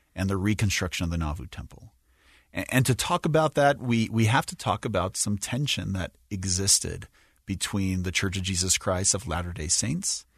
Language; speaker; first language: English; native; English